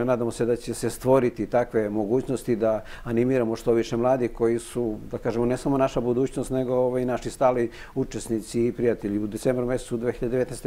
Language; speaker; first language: Serbian; native; Serbian